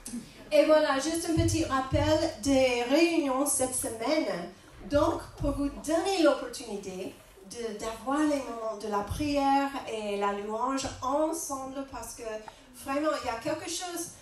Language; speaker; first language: French; non-native, fluent; English